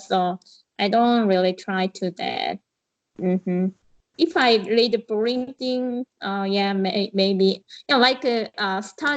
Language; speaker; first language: English; non-native, learner; Korean